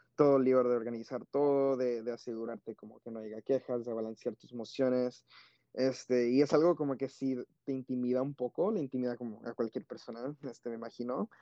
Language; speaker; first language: Spanish; early bilingual, heritage; Spanish